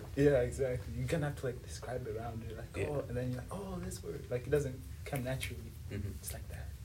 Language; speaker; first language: English; non-native, local second language; Swahili